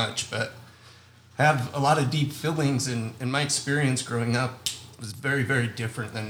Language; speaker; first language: English; native; English